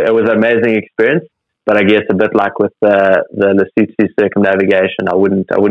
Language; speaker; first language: English; native; English